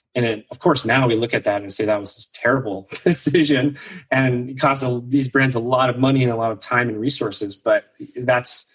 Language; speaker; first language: English; native; English